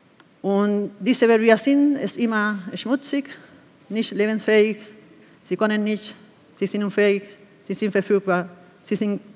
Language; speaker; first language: German; non-native, fluent; Spanish